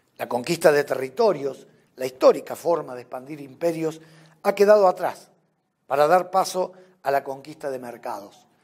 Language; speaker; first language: Spanish; native; Spanish